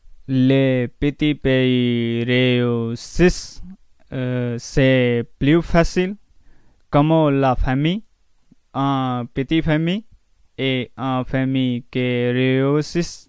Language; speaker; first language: French; non-native, learner; Punjabi